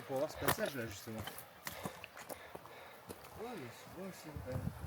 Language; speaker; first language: French; native; French